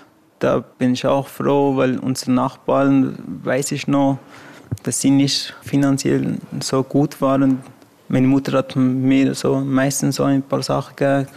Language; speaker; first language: German; non-native, learner; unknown